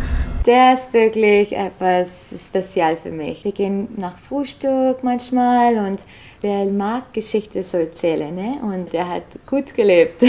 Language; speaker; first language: German; non-native, learner; Spanish